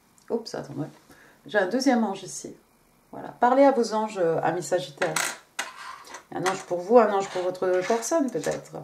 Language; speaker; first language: French; native; French